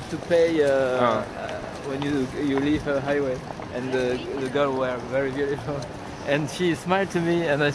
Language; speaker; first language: English; non-native, learner; French